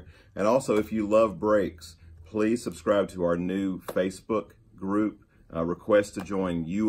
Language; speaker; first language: English; native; English